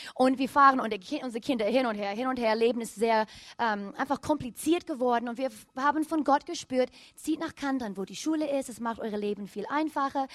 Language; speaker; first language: German; non-native, fluent; English